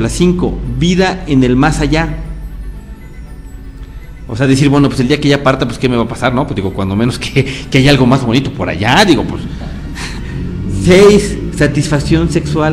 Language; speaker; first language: Spanish; native; Spanish